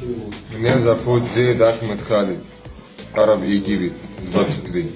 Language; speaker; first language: Russian; non-native, learner; Arabic